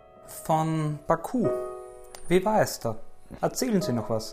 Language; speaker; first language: German; native; German